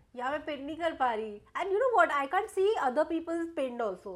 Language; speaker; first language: Hindi; native; Hindi